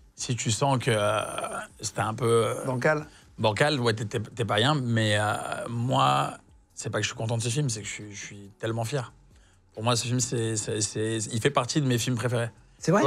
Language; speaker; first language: French; native; French